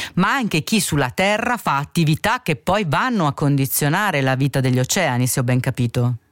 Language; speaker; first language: Italian; native; Italian